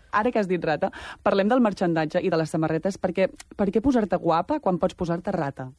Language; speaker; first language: Catalan; native; Catalan